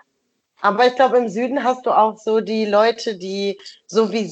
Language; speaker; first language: German; native; German